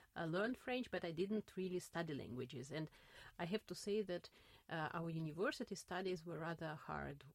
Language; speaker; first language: English; non-native, fluent; Russian